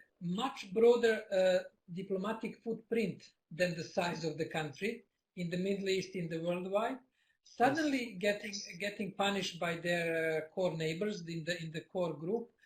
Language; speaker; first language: English; non-native, fluent; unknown